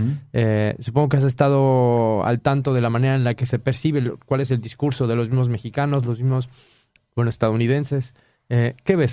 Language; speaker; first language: Spanish; native; Spanish